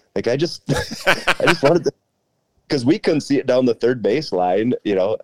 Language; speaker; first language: English; native; English